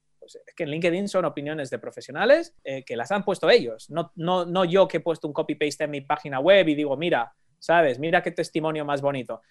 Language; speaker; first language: Spanish; native; Spanish